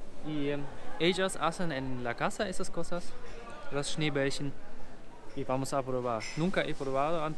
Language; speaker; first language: Spanish; non-native, learner; German